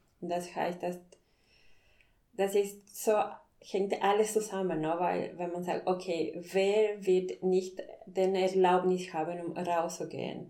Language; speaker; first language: German; non-native, fluent; Spanish